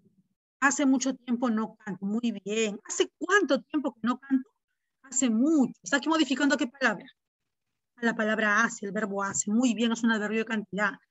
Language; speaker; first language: Spanish; native; Spanish